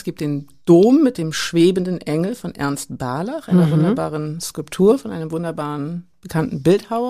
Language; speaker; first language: German; native; German